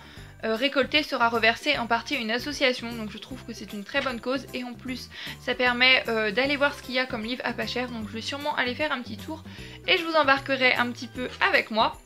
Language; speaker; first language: French; native; French